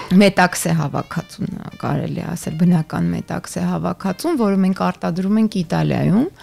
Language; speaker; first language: Armenian; native; Armenian